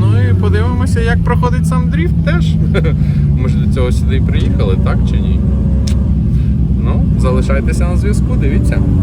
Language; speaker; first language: Ukrainian; non-native, fluent; Russian